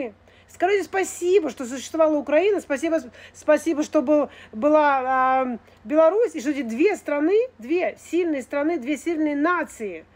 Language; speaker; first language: Russian; native; Russian